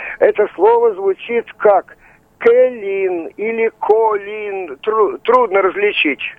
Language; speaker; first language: Russian; native; Russian